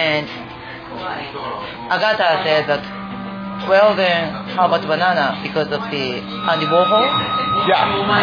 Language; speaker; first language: English; non-native, fluent; Japanese